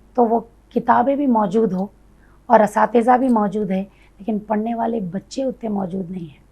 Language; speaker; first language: Urdu; native; Urdu